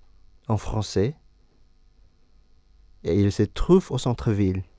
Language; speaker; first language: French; non-native, fluent; Indonesian